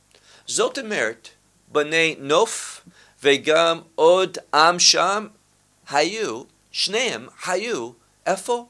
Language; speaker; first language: Hebrew; non-native, fluent; English